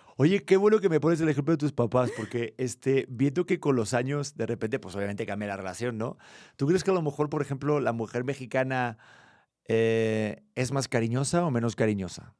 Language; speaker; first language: Spanish; native; Spanish